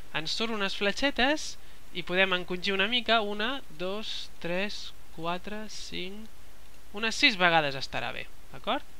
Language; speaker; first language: Catalan; non-native, local second language; Spanish